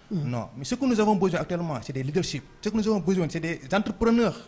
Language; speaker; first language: French; non-native, local second language; Wolof